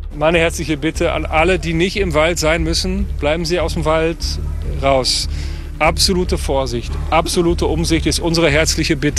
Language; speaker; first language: German; native; German